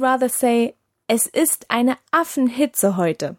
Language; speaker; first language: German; native; German